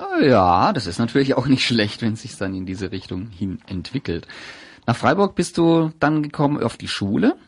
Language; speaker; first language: German; native; German